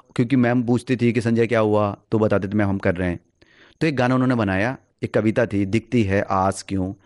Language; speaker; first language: Hindi; native; Hindi